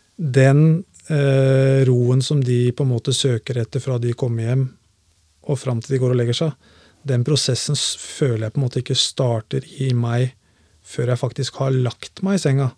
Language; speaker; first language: Norwegian; native; Norwegian